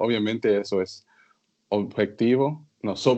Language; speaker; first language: Spanish; non-native, learner; English